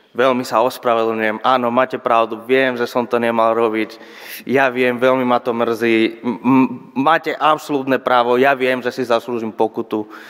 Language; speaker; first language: Slovak; non-native, fluent; Spanish